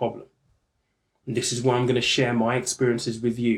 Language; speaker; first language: English; native; English